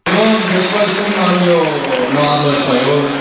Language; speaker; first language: Spanish; non-native, learner; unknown